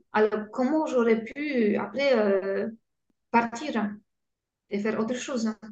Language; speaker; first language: French; non-native, fluent; Polish